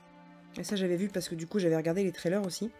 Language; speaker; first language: French; native; French